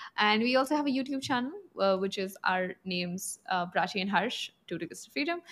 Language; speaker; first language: English; non-native, local second language; Punjabi